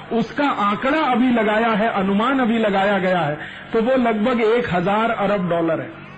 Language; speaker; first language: Hindi; native; Hindi